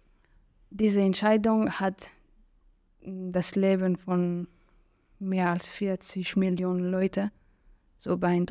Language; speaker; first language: German; non-native, learner; Persian